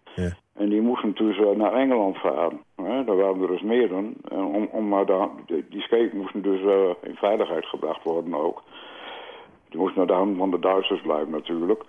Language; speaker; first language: Dutch; early bilingual, other home language; English